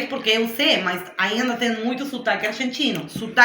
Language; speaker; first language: Portuguese; non-native, learner; Spanish